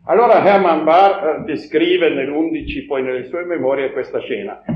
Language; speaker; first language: Italian; non-native, fluent; German